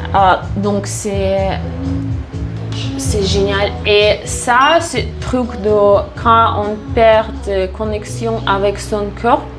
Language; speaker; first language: French; non-native, fluent; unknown